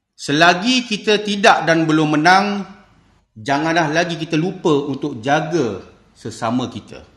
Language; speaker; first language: Malay; native; Malay